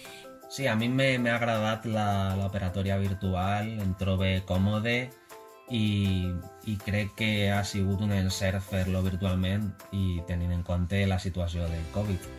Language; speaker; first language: Catalan; non-native, local second language; Spanish